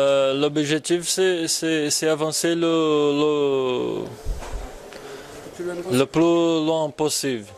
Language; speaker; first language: French; non-native, fluent; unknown